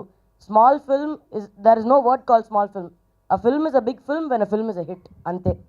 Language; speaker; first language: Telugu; non-native, learner; Tamil